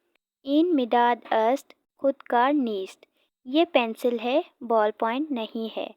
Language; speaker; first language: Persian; non-native, fluent; Urdu